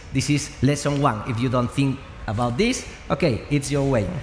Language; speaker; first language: English; non-native, learner; Spanish